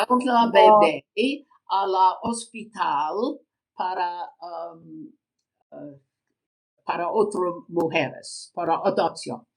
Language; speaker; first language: Spanish; non-native, learner; English